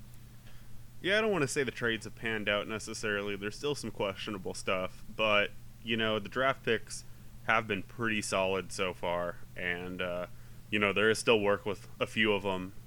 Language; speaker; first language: English; native; English